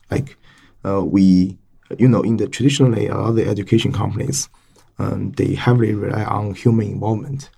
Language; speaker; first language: English; non-native, fluent; Chinese